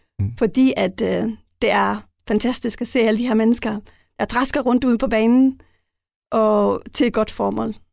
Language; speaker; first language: Danish; non-native, local second language; Faroese